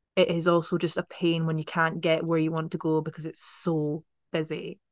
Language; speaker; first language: English; native; English